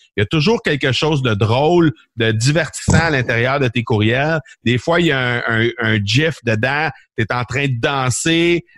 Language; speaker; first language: French; native; French